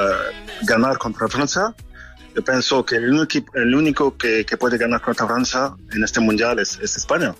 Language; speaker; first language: Spanish; non-native, learner; French